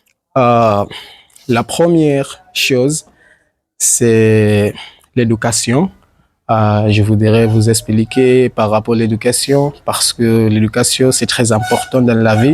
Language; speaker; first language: French; non-native, learner; Swahili